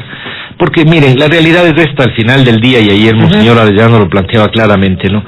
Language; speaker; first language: Spanish; native; Spanish